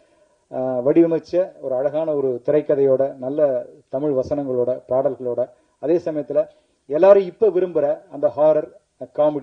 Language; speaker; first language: Tamil; native; Tamil